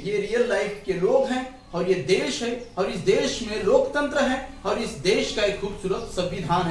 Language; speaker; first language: Hindi; native; Hindi